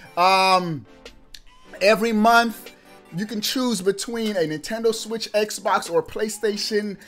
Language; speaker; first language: English; native; English